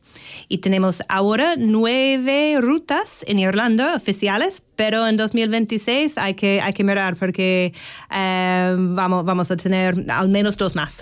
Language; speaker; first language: Spanish; non-native, fluent; English